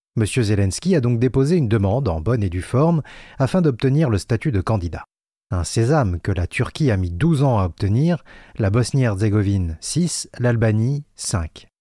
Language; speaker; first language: French; native; French